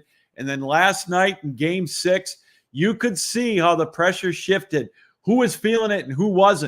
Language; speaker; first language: English; native; English